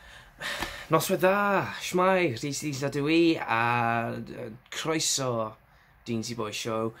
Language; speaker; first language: Welsh; non-native, learner; English